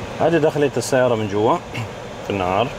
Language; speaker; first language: Arabic; native; Arabic